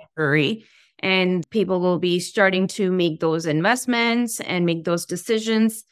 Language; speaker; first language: English; non-native, local second language; Hindi